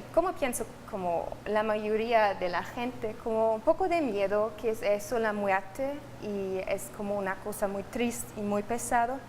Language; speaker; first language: Spanish; non-native, fluent; German